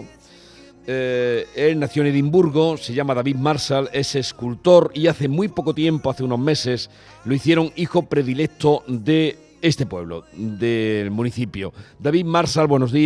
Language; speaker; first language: Spanish; native; Spanish